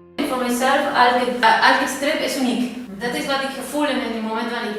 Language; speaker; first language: Dutch; non-native, learner; Spanish